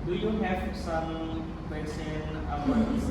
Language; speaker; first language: English; non-native, learner; Indonesian